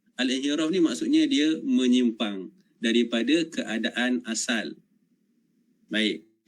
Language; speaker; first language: Malay; native; Malay